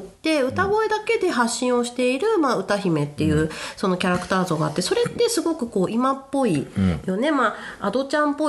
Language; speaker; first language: Japanese; native; Japanese